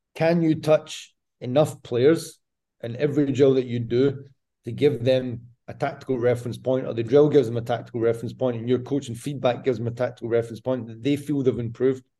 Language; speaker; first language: English; native; English